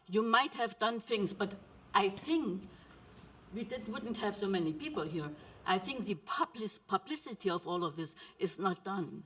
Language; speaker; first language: English; non-native, fluent; German